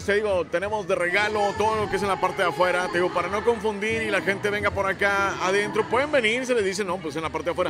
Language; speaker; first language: Spanish; native; Spanish